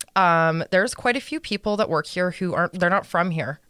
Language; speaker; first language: English; native; English